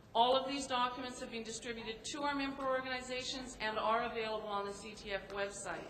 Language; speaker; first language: English; native; English